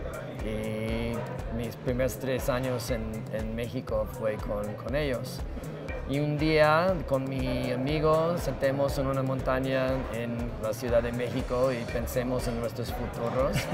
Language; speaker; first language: Spanish; non-native, fluent; English